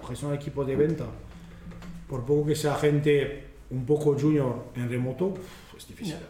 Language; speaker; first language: Spanish; non-native, fluent; French